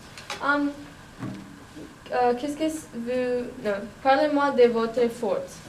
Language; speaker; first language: French; non-native, learner; English